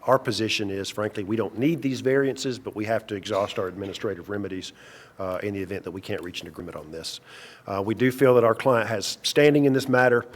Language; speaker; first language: English; native; English